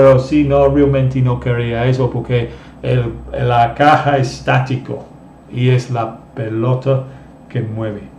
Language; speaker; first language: Spanish; non-native, fluent; English